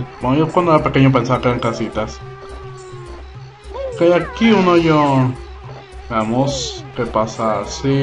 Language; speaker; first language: Spanish; native; Spanish